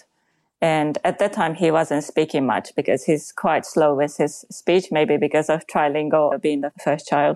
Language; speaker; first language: English; non-native, fluent; Japanese